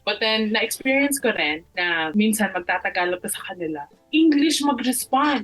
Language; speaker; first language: Filipino; early bilingual, heritage; Filipino